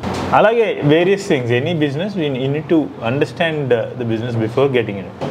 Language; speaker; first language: Telugu; native; Telugu